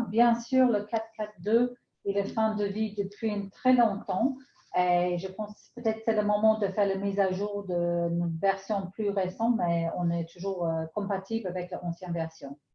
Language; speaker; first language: French; non-native, fluent; English